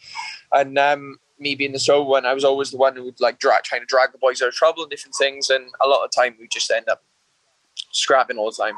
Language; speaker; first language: English; native; English